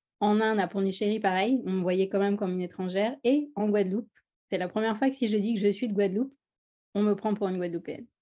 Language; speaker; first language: French; native; French